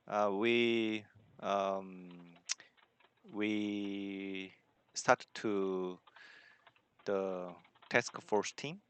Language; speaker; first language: English; non-native, learner; Korean